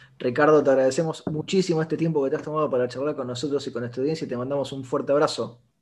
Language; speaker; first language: Spanish; native; Spanish